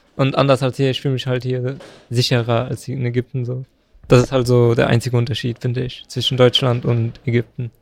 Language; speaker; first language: German; early bilingual, other home language; Arabic